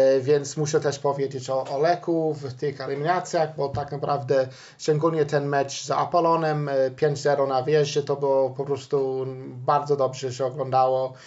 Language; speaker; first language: Polish; non-native, fluent; English